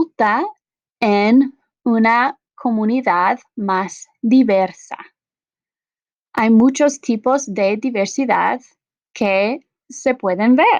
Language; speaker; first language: Spanish; non-native, fluent; English